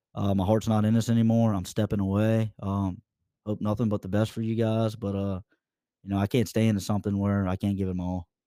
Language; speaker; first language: English; native; English